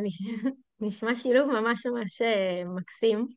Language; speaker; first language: Hebrew; native; Hebrew